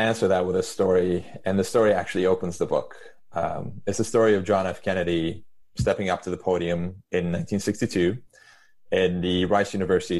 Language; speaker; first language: English; non-native, fluent; Turkish